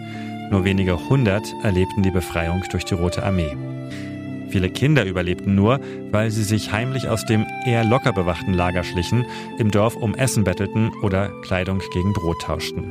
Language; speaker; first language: German; native; German